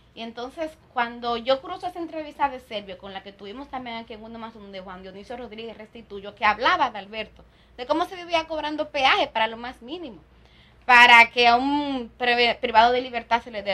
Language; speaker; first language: Spanish; native; Spanish